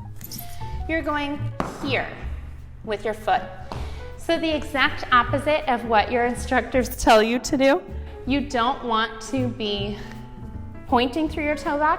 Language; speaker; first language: English; native; English